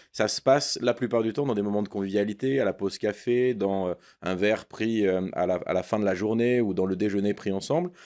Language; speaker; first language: French; native; French